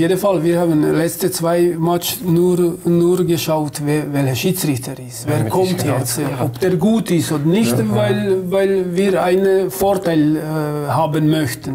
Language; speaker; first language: German; non-native, fluent; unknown